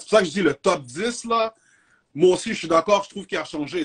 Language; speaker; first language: French; native; French